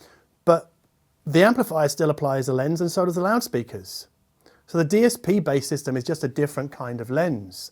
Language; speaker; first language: English; native; English